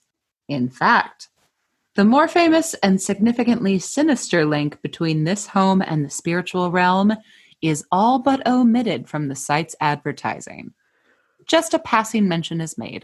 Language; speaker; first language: English; native; English